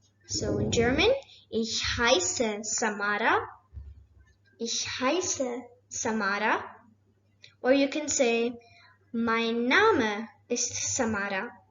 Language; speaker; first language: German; non-native, fluent; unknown